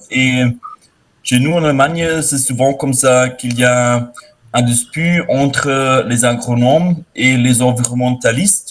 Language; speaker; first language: French; non-native, fluent; German